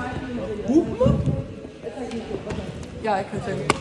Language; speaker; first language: German; native; German